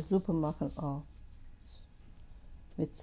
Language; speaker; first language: German; non-native, learner; Russian